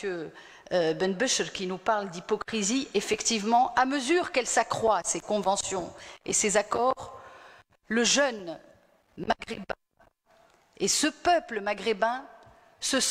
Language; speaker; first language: French; non-native, local second language; Arabic